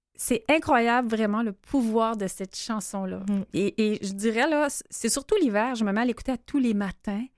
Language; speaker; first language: French; native; French